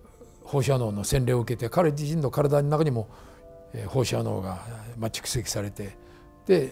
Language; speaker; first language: Japanese; native; Japanese